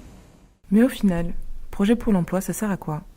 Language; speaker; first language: French; native; French